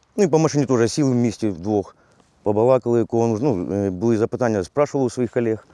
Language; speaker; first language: Ukrainian; non-native, local second language; Russian